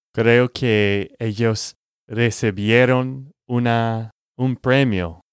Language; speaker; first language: Spanish; non-native, learner; English